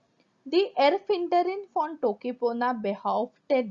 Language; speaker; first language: German; non-native, fluent; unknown